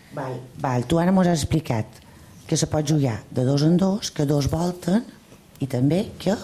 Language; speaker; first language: Catalan; native; Catalan